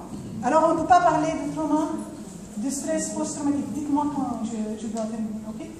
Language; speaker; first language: French; non-native, fluent; Arabic